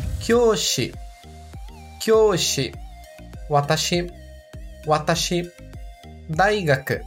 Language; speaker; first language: Japanese; non-native, learner; Portuguese